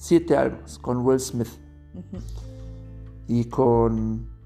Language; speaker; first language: Spanish; non-native, learner; German